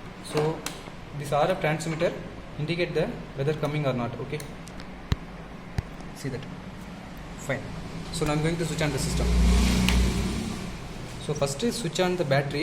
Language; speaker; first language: English; non-native, local second language; Tamil